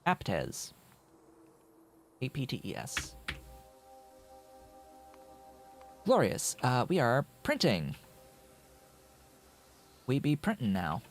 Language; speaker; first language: English; native; English